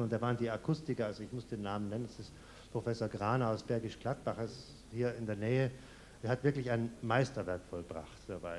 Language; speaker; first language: German; native; German